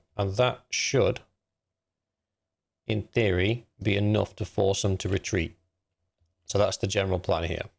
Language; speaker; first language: English; native; English